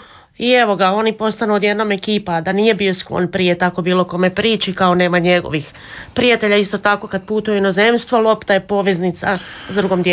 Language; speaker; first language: Serbian; native; Serbian